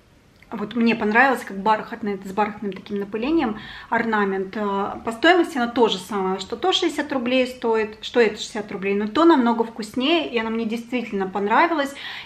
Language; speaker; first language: Russian; native; Russian